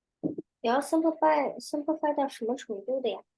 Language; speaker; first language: Chinese; early bilingual, heritage; Chinese